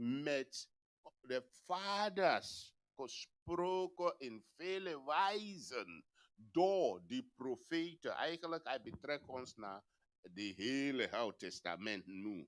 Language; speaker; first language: Dutch; non-native, fluent; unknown